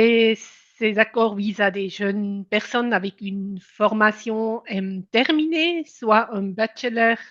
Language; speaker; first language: French; non-native, local second language; German